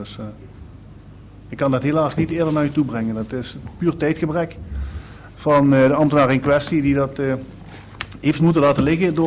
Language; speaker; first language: Dutch; native; Dutch